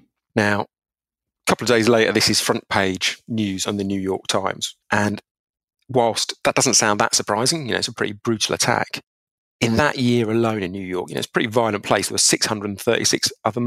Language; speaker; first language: English; native; English